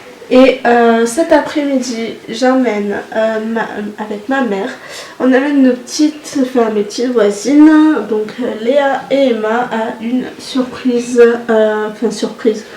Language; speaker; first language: French; native; French